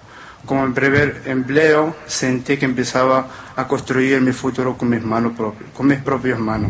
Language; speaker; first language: Spanish; non-native, fluent; Arabic